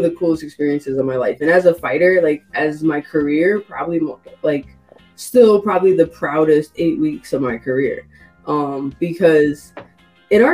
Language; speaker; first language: English; native; English